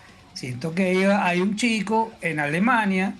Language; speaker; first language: Spanish; native; Spanish